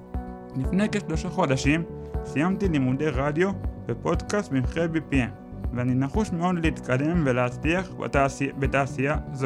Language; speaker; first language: Hebrew; native; Hebrew